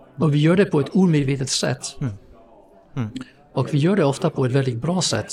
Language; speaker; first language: Swedish; non-native, fluent; English